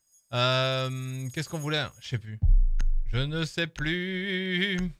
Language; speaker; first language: French; native; French